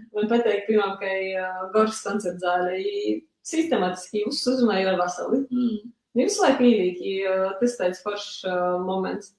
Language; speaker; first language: Latvian; early bilingual, other home language; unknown